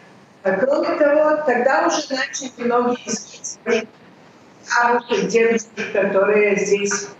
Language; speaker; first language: Russian; early bilingual, heritage; Russian